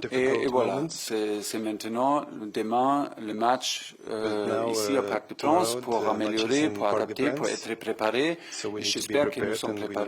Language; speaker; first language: French; non-native, fluent; German